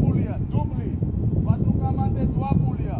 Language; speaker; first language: Russian; non-native, learner; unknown